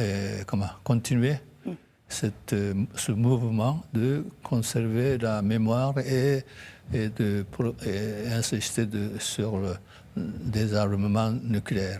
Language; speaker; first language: French; non-native, fluent; Japanese